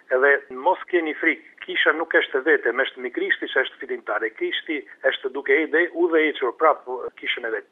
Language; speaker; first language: Albanian; non-native, fluent; Italian